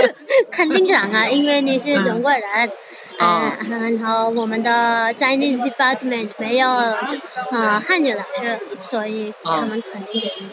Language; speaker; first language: Chinese; non-native, learner; Nepali